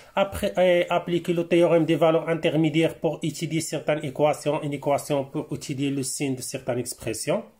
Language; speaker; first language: French; non-native, local second language; Arabic